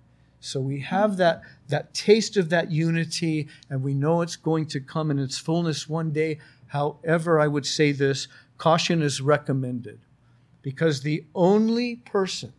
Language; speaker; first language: English; native; English